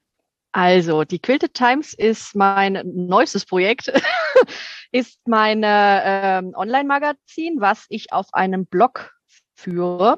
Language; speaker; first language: German; native; German